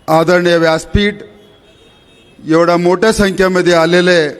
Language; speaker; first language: Marathi; non-native, local second language; Kannada